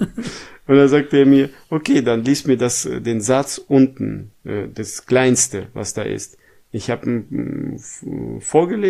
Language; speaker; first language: German; non-native, fluent; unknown